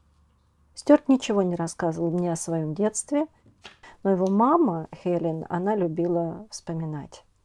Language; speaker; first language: Russian; native; Russian